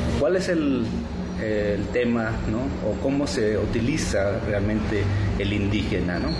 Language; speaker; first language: Spanish; non-native, local second language; Nahuatl languages